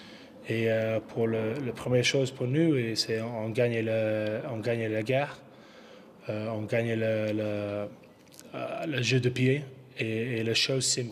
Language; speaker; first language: French; non-native, learner; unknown